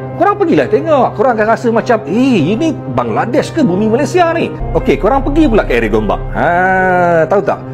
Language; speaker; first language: Malay; native; Malay